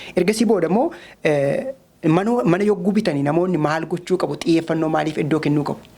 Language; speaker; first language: Oromo; native; Oromo